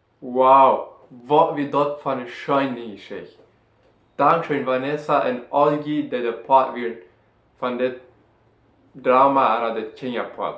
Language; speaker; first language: German; non-native, learner; Plautdietsch